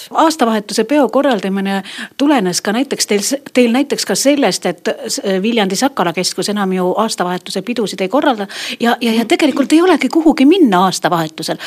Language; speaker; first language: Estonian; native; Estonian